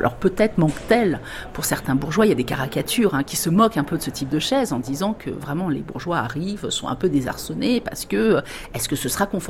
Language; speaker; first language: French; native; French